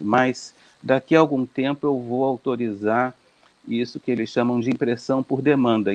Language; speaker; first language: Portuguese; native; Portuguese